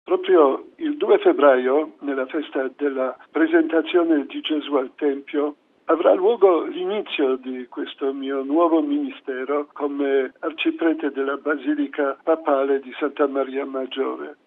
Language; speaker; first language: Italian; non-native, fluent; Polish